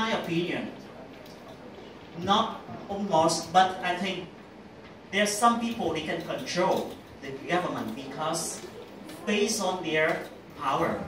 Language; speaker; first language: English; non-native, learner; Vietnamese